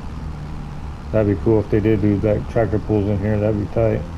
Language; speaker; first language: English; native; English